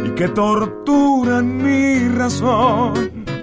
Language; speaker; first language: Spanish; native; Spanish